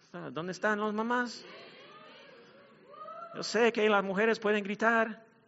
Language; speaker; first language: Spanish; non-native, fluent; English